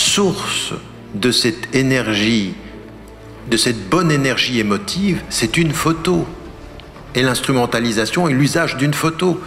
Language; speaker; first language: French; early bilingual, other home language; Arabic